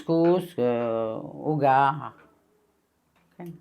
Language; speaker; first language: Hebrew; non-native, learner; French